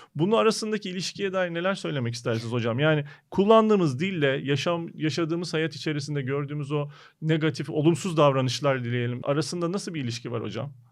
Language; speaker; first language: Turkish; native; Turkish